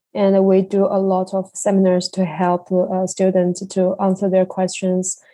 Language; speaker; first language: English; non-native, learner; Chinese